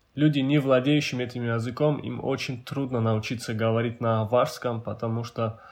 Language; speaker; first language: Russian; non-native, local second language; Avaric